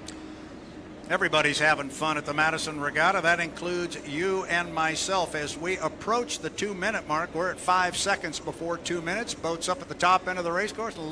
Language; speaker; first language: English; native; English